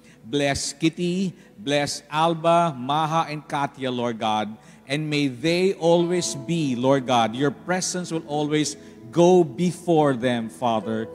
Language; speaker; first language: English; non-native, local second language; Filipino